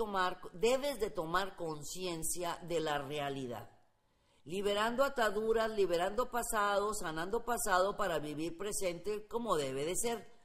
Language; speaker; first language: Spanish; native; Spanish